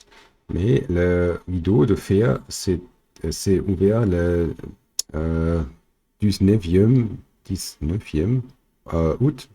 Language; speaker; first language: French; non-native, fluent; German